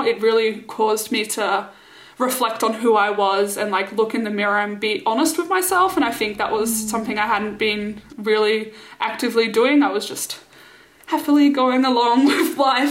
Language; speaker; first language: English; native; English